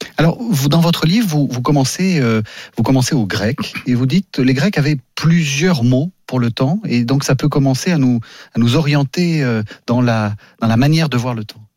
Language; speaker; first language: French; native; French